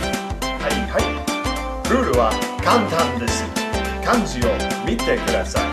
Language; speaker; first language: Japanese; non-native, learner; English